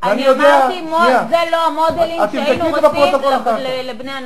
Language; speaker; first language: Hebrew; native; Hebrew